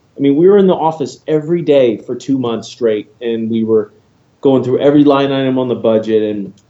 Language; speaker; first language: English; native; English